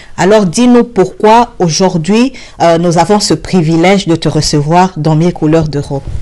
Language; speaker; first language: French; non-native, local second language; Lingala